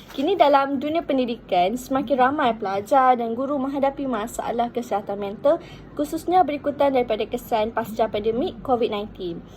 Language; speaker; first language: Malay; native; Malay